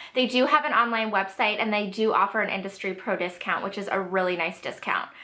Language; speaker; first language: English; native; English